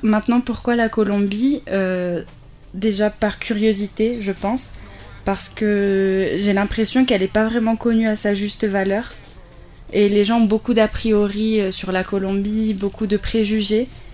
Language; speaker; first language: French; native; French